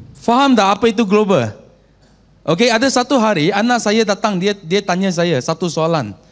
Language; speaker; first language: Malay; non-native, local second language; Chinese